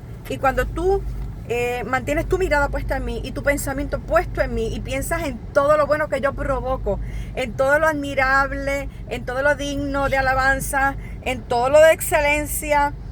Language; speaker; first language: Spanish; native; Spanish